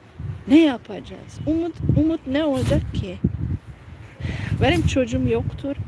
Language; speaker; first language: Turkish; non-native, fluent; Hungarian